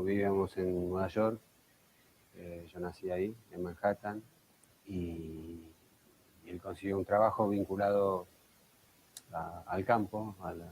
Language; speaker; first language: Spanish; early bilingual, other home language; English